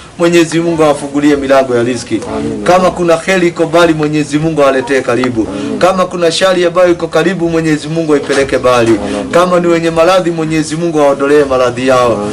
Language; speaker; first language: Swahili; non-native, local second language; Kikuyu